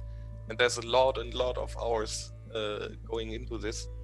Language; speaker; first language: English; non-native, fluent; German